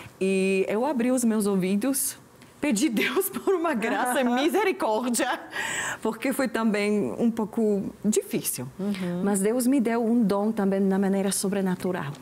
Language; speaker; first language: Portuguese; non-native, learner; Slovak